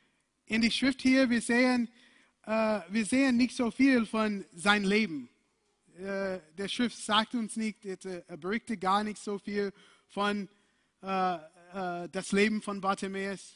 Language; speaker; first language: German; non-native, fluent; English